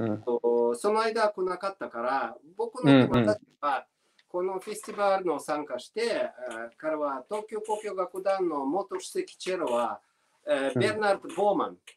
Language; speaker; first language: Japanese; non-native, learner; Russian